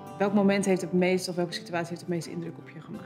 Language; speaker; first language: Dutch; native; Dutch